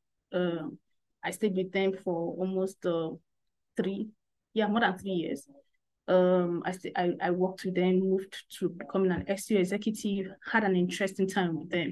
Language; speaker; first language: English; non-native, local second language; Igbo